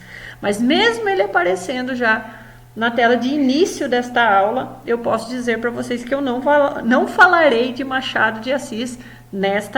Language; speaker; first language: Portuguese; native; Portuguese